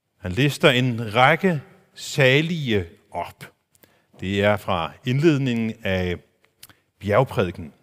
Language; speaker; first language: Danish; non-native, local second language; Faroese